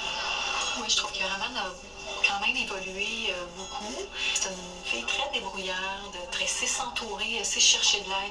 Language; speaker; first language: French; native; French